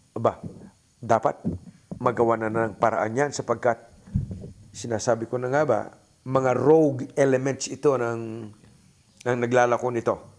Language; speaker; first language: Filipino; native; Filipino